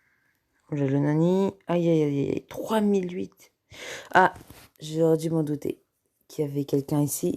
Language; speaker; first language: French; native; French